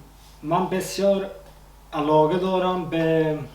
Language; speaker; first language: Persian; non-native, fluent; Swedish